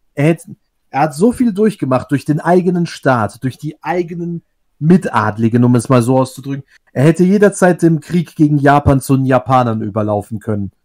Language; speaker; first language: German; early bilingual, other home language; Russian